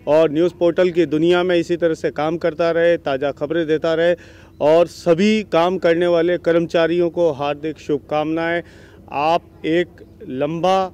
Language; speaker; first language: Hindi; native; Hindi